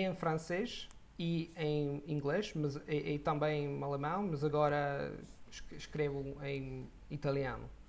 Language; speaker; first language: Portuguese; non-native, fluent; Italian